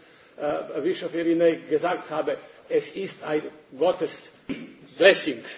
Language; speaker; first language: German; non-native, fluent; Serbian